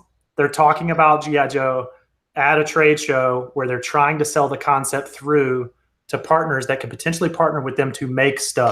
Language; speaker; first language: English; native; English